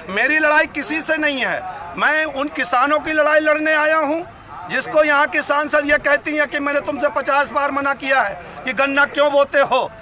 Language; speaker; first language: Hindi; native; Hindi